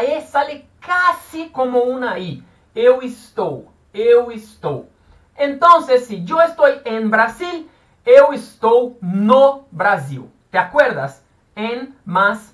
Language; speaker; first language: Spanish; non-native, fluent; Portuguese